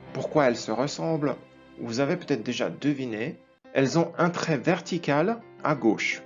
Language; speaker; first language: French; non-native, fluent; Ukrainian